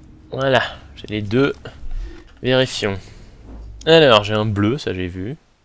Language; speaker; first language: French; native; French